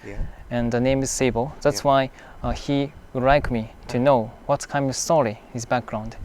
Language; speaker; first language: English; non-native, fluent; Japanese